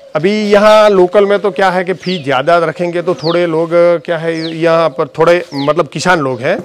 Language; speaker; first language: Hindi; non-native, local second language; Gujarati